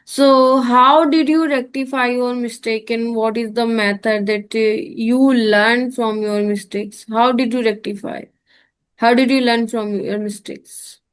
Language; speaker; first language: English; non-native, learner; Hindi